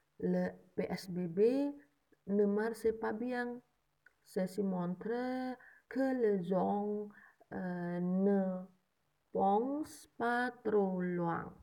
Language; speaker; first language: French; non-native, learner; Indonesian